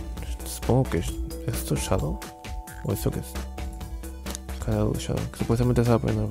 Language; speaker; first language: Spanish; native; Spanish